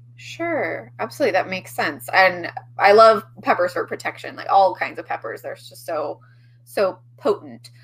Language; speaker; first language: English; native; English